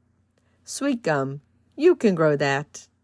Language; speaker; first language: English; native; English